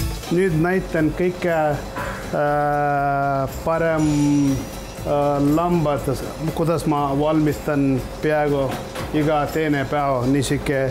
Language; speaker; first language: Estonian; non-native, learner; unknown